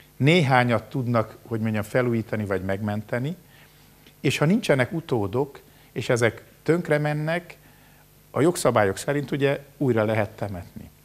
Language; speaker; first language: Hungarian; native; Hungarian